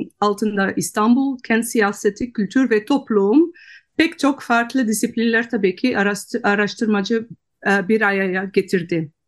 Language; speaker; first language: Turkish; non-native, fluent; Dutch